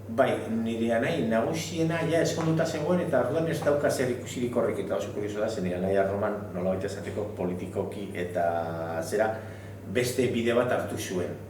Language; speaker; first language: Basque; non-native, local second language; Spanish